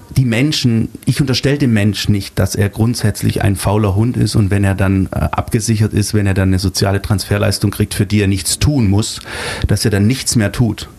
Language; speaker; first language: German; native; German